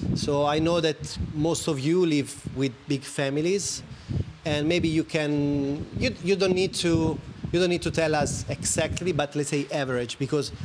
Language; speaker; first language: English; non-native, fluent; Italian